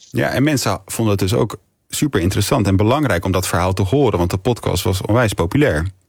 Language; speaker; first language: Dutch; native; Dutch